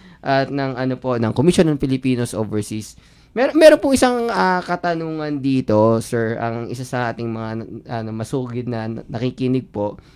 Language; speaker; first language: Filipino; native; Filipino